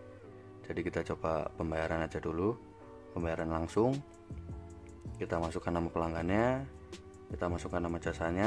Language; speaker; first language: Indonesian; native; Indonesian